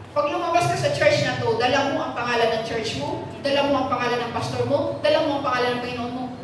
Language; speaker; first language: Filipino; non-native, local second language; Hiligaynon